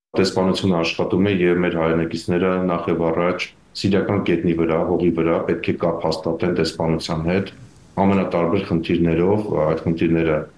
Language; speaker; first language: Armenian; native; Armenian